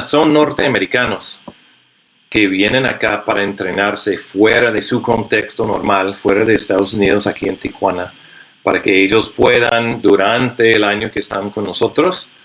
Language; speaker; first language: Spanish; non-native, fluent; English